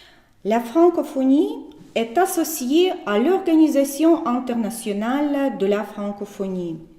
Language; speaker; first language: French; non-native, fluent; Russian